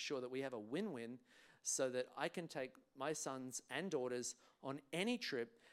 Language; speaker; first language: English; native; English